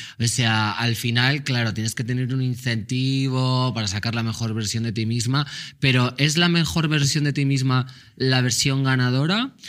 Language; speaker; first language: Spanish; native; Spanish